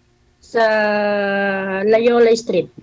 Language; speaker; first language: Filipino; native; Filipino